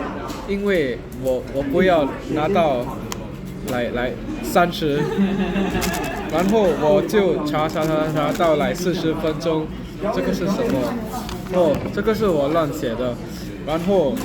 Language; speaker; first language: Chinese; non-native, learner; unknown